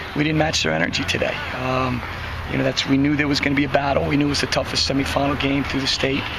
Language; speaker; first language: English; native; English